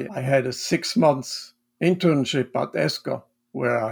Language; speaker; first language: English; non-native, fluent; Swiss German